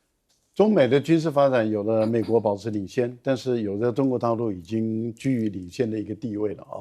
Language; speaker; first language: Chinese; native; Chinese